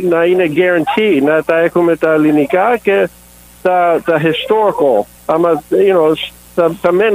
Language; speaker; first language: Greek; early bilingual, heritage; English